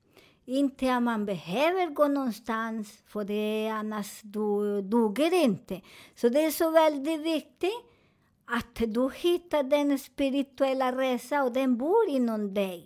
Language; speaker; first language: Swedish; non-native, learner; Spanish